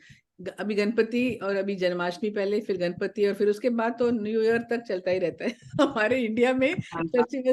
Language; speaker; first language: Hindi; native; Hindi